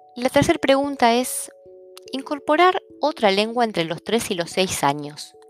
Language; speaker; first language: Spanish; early bilingual, other home language; Italian